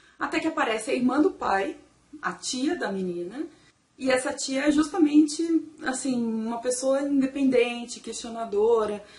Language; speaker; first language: Portuguese; native; Portuguese